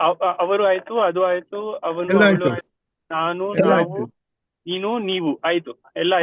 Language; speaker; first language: Kannada; non-native, learner; Telugu